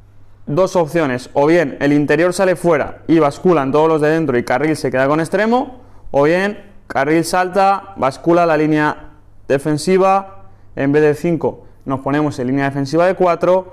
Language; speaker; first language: Spanish; native; Spanish